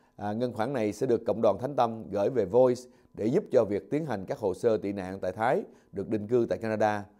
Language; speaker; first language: Vietnamese; native; Vietnamese